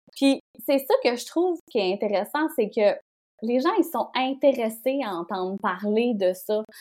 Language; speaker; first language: French; native; French